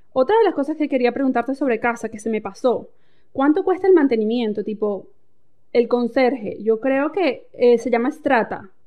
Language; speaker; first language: Spanish; native; Spanish